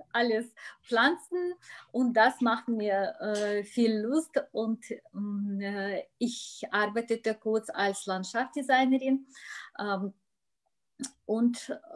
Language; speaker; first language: German; non-native, learner; Russian